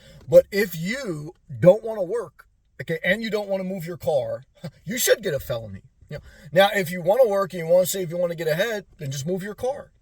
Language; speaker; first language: English; native; English